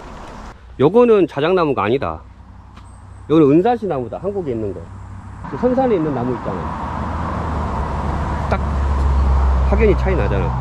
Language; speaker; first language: Korean; native; Korean